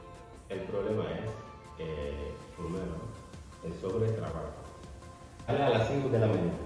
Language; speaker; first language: Spanish; non-native, learner; Fula